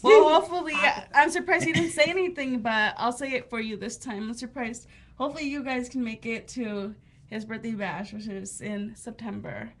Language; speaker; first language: English; early bilingual, other home language; Spanish